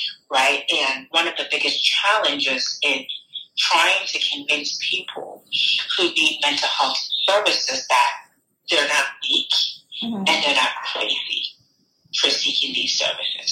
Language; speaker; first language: English; non-native, local second language; Akan